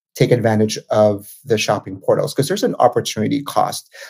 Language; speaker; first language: English; non-native, local second language; Filipino